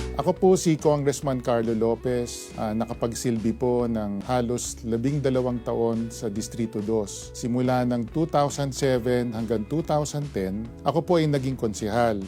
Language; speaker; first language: Filipino; native; Filipino